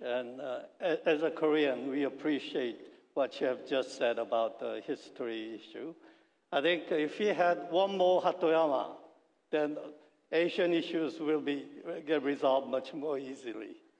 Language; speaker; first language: English; non-native, fluent; Korean